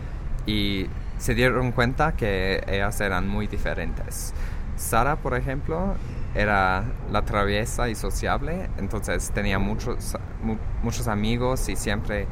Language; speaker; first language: Spanish; non-native, fluent; English